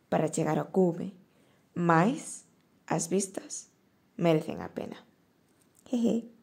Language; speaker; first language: Galician; non-native, local second language; Spanish